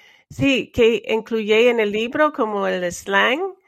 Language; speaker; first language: Spanish; non-native, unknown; English